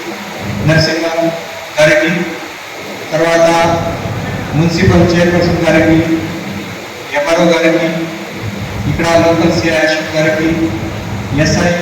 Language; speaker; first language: Telugu; non-native, fluent; Marathi